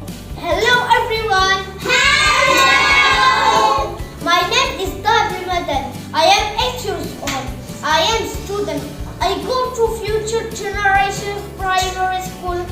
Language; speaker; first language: English; non-native, learner; Arabic